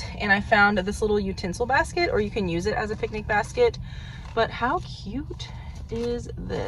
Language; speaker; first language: English; native; English